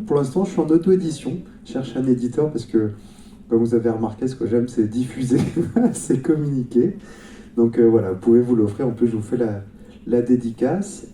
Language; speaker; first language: French; native; French